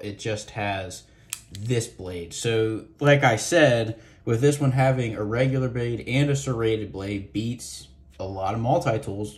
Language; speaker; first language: English; native; English